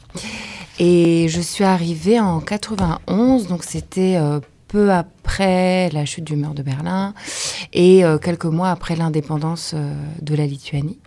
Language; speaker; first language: French; early bilingual, other home language; Lithuanian